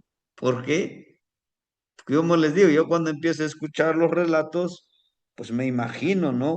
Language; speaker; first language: Spanish; native; Spanish